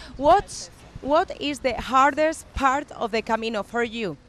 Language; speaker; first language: English; non-native, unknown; Spanish